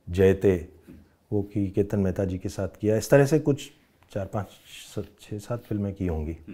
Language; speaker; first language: Hindi; non-native, local second language; Rajasthani